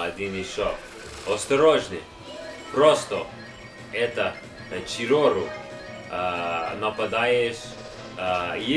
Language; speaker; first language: Russian; non-native, learner; English